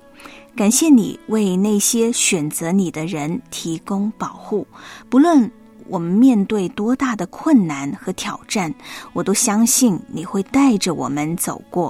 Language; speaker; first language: Chinese; native; Chinese